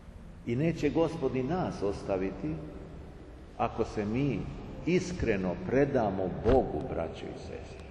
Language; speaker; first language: Serbian; native; Serbian